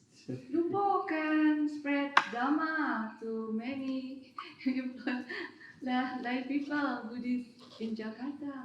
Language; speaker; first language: English; non-native, learner; Indonesian